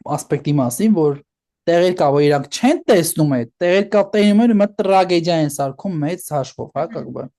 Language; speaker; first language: Armenian; early bilingual, heritage; Armenian